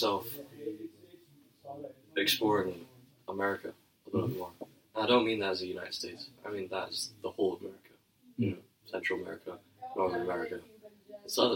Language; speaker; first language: English; native; English